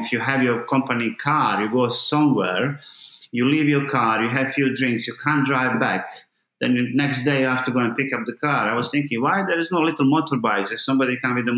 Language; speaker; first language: English; non-native, fluent; Bosnian